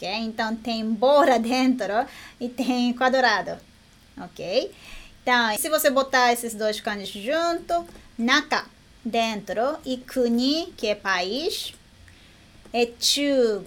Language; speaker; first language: Portuguese; non-native, learner; Japanese